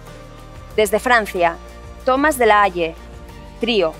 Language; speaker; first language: Spanish; native; Spanish